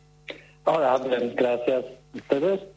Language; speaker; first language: Spanish; non-native, learner; Polish